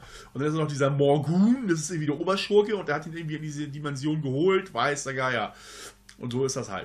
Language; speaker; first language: German; native; German